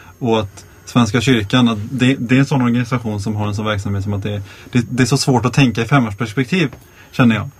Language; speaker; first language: Swedish; native; Swedish